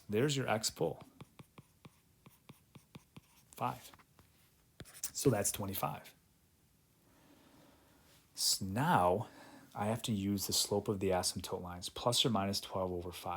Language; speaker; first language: English; native; English